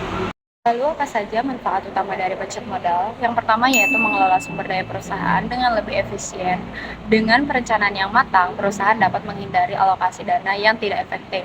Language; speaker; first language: Indonesian; native; Indonesian